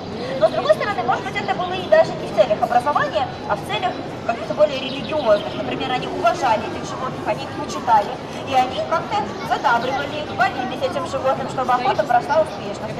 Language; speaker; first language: Russian; native; Russian